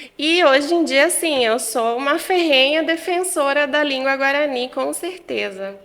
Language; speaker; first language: Portuguese; non-native, fluent; Guarani